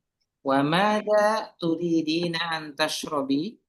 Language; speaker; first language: Arabic; non-native, fluent; Indonesian